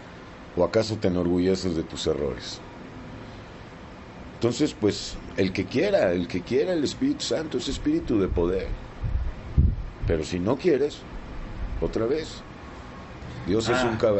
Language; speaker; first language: Spanish; native; Spanish